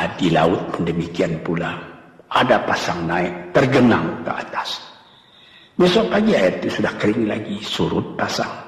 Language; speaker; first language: Indonesian; non-native, local second language; Minangkabau